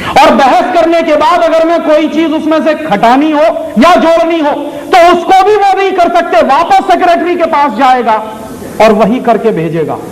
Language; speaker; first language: Hindi; native; Hindi